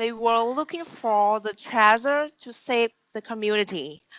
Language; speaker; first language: English; non-native, learner; Vietnamese